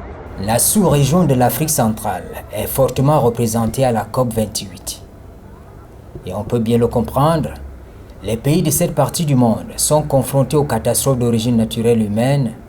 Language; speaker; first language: French; non-native, local second language; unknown